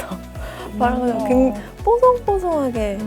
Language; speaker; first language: Korean; native; Korean